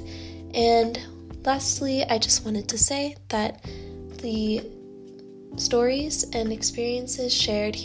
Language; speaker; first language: English; native; English